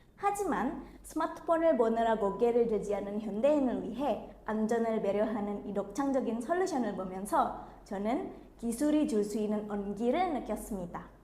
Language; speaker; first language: Korean; non-native, fluent; Indonesian